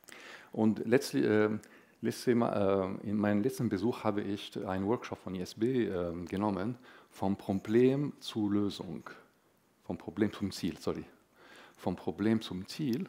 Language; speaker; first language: German; non-native, fluent; Arabic